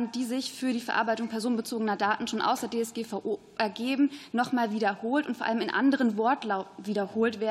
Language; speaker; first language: German; native; German